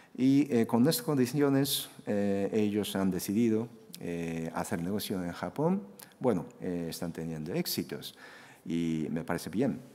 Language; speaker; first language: Spanish; non-native, fluent; Japanese